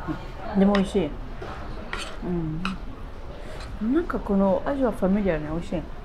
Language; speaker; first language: Japanese; non-native, learner; Arabic